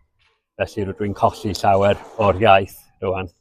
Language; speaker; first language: Welsh; non-native, local second language; English